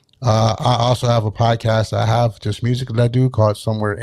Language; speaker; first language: English; native; English